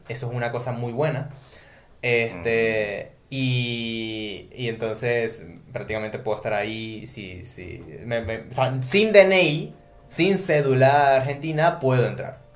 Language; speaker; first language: Spanish; native; Spanish